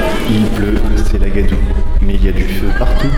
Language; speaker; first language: French; native; French